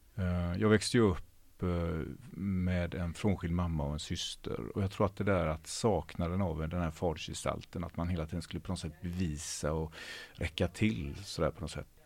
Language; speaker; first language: Swedish; native; Swedish